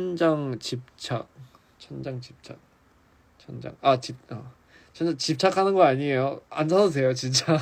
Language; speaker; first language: Korean; early bilingual, heritage; English